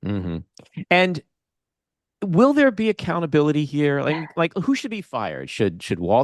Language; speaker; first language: English; native; English